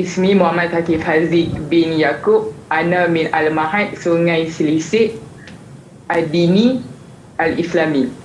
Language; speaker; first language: Arabic; non-native, learner; Malay